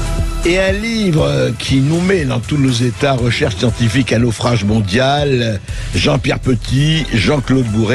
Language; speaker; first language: French; native; French